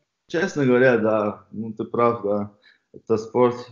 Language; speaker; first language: Russian; non-native, fluent; Chechen